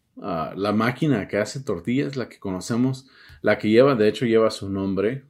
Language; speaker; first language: Spanish; early bilingual, heritage; Spanish